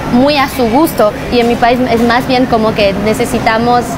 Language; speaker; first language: Spanish; non-native, fluent; Chinese